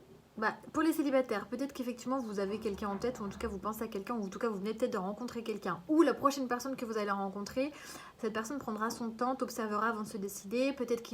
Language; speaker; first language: French; native; French